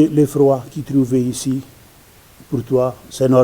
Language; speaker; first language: French; non-native, learner; Portuguese